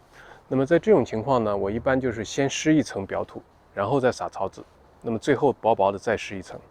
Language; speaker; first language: Chinese; native; Chinese